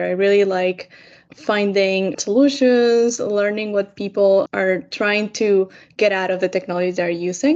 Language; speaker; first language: English; non-native, fluent; Spanish